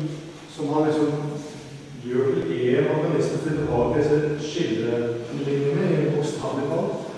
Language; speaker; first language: Norwegian; native; Norwegian